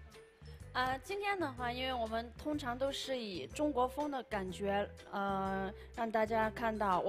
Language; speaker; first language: Chinese; native; Chinese